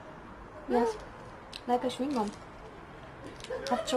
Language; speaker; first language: English; non-native, learner; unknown